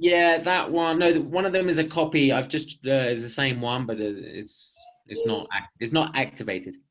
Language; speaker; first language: English; non-native, fluent; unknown